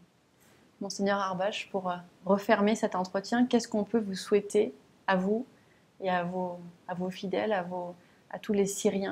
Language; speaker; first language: French; native; French